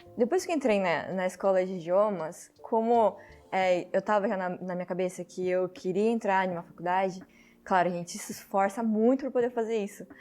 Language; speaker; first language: Portuguese; early bilingual, heritage; Portuguese